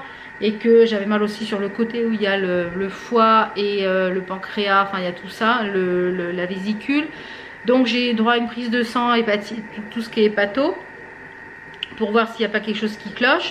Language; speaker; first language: French; native; French